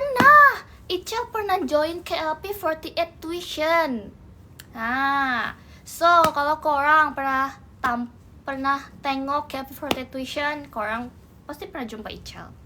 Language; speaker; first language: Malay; non-native, learner; Indonesian